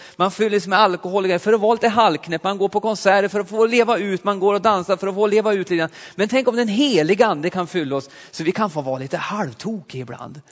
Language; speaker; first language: Swedish; native; Swedish